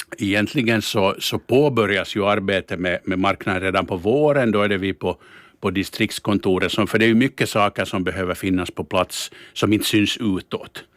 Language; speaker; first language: Swedish; native; Swedish